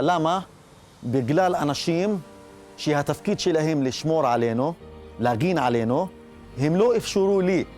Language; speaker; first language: Hebrew; non-native, local second language; Arabic